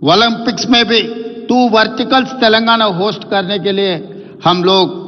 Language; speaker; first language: Hindi; non-native, local second language; Telugu